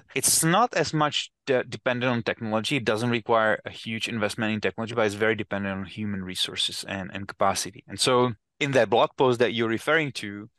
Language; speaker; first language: English; non-native, fluent; Czech